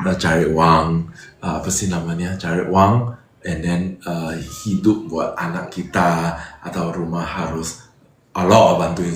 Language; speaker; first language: Indonesian; non-native, fluent; English